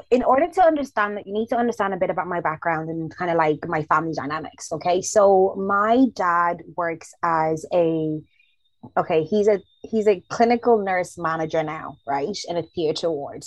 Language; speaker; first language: English; early bilingual, other home language; Zulu